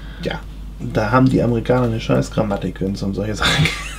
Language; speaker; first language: German; native; German